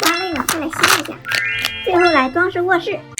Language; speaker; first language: Chinese; native; Chinese